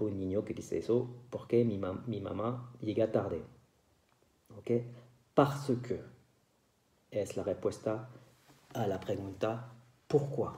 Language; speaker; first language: Spanish; non-native, fluent; French